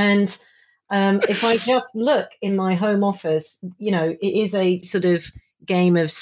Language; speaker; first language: English; native; English